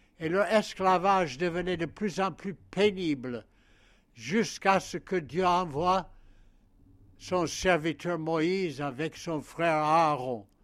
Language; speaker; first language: French; non-native, fluent; English